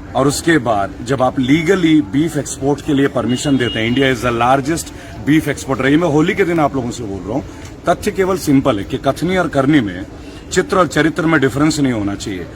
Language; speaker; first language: Hindi; non-native, local second language; Bangla